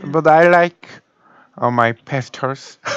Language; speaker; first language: English; non-native, learner; Korean